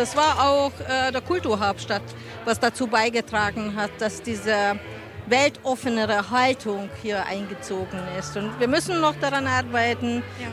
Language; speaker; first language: German; non-native, fluent; Hungarian